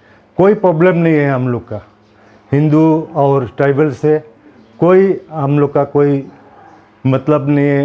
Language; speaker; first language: Hindi; non-native, local second language; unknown